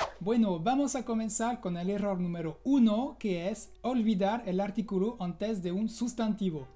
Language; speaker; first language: Spanish; non-native, fluent; French